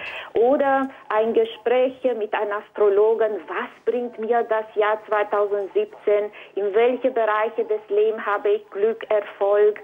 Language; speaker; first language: German; non-native, fluent; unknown